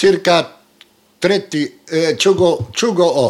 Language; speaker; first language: Swedish; non-native, learner; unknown